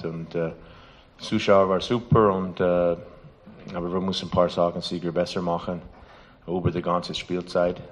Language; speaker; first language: German; non-native, fluent; English